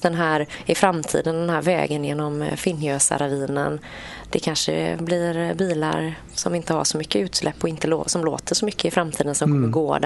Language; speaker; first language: Swedish; native; Swedish